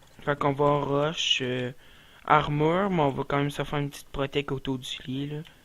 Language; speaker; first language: French; native; French